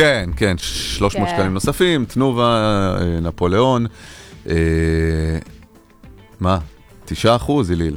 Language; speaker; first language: Hebrew; native; Hebrew